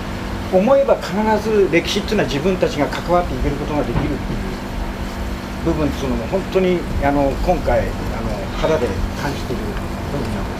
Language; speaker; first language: Japanese; native; Japanese